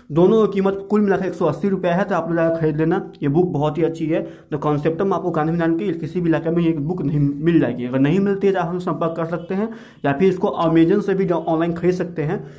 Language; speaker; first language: Hindi; native; Hindi